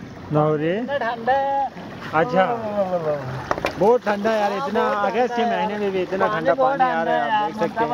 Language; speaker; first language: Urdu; non-native, local second language; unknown